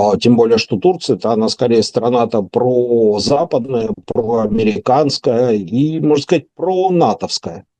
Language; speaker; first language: Russian; native; Russian